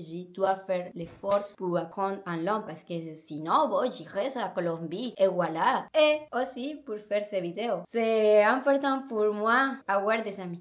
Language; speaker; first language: French; non-native, learner; Spanish